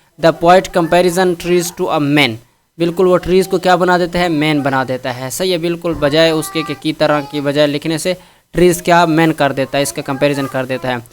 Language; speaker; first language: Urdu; non-native, local second language; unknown